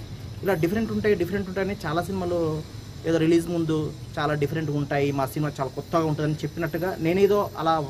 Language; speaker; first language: Telugu; native; Telugu